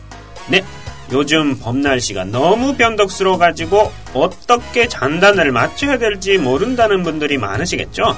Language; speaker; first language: Korean; non-native, fluent; Japanese